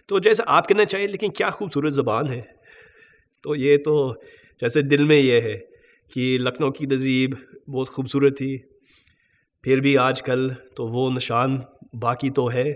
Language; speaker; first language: Hindi; non-native, fluent; English